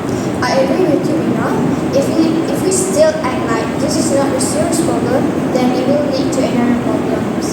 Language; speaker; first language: English; non-native, learner; Malay